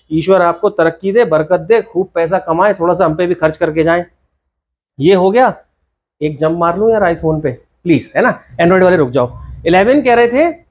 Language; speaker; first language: Hindi; native; Hindi